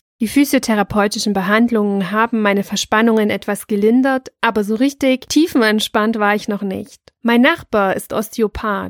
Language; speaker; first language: German; native; German